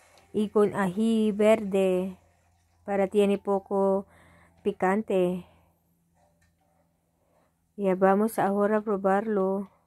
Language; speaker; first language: Spanish; non-native, learner; Filipino